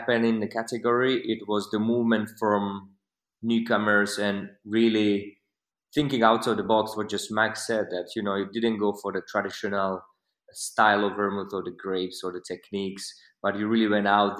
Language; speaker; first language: English; non-native, fluent; Slovak